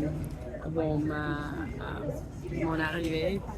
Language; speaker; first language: French; non-native, fluent; English